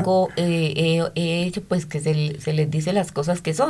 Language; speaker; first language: Spanish; native; Spanish